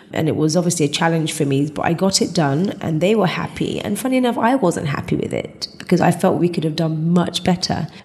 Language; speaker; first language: English; native; English